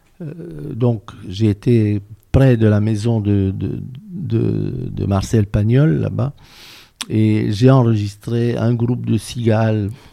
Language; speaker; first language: French; non-native, fluent; Romanian